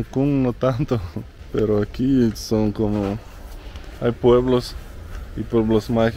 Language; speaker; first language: Spanish; non-native, fluent; Russian